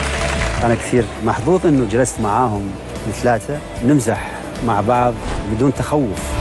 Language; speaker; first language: Arabic; native; Arabic